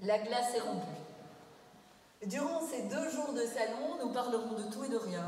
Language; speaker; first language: French; native; French